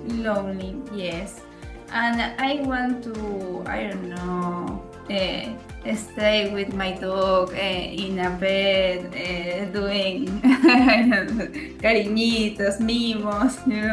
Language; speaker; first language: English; non-native, learner; Spanish